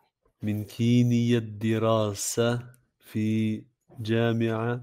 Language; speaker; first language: Arabic; non-native, learner; German